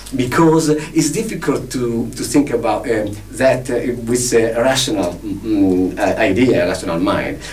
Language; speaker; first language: English; non-native, fluent; Italian